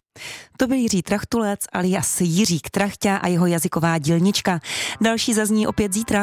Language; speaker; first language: Czech; native; Czech